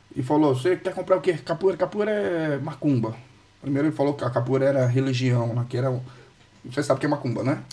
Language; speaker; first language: Portuguese; native; Portuguese